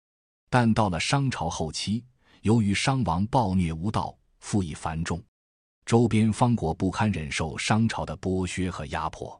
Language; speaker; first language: Chinese; native; Chinese